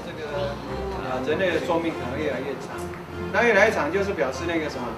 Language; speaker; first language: Chinese; native; Chinese